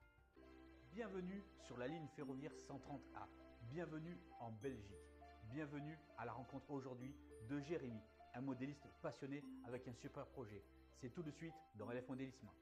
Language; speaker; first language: French; native; French